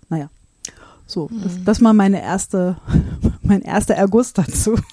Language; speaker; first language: German; native; German